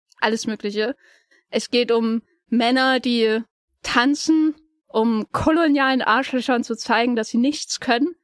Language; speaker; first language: German; native; German